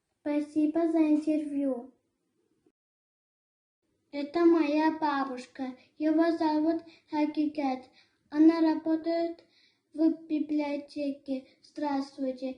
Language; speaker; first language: Russian; non-native, local second language; Azerbaijani